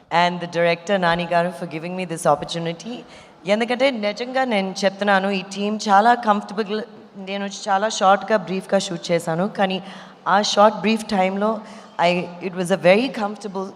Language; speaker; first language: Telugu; non-native, fluent; Malayalam